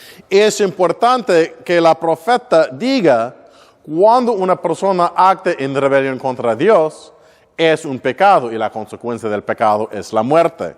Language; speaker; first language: Spanish; non-native, learner; English